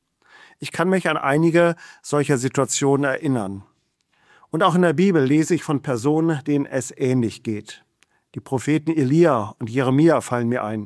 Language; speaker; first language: German; native; German